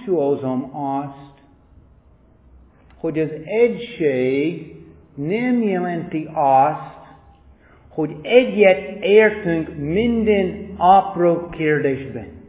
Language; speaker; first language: Hungarian; non-native, fluent; English